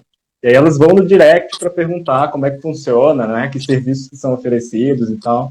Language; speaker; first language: Portuguese; native; Portuguese